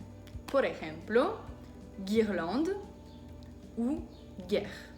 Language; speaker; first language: Spanish; non-native, fluent; French